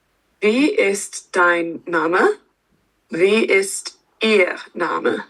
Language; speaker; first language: German; non-native, learner; English